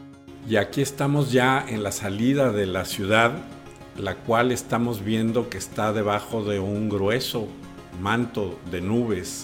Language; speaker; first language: Spanish; native; Spanish